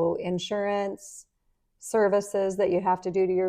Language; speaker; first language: English; native; English